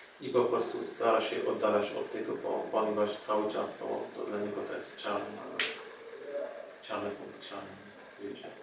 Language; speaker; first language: Polish; non-native, learner; Arabic